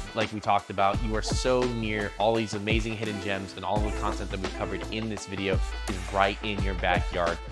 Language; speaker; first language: English; native; English